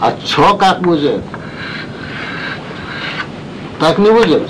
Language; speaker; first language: Russian; non-native, learner; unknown